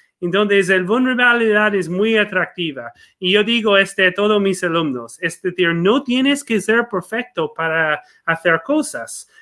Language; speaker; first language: Spanish; non-native, fluent; English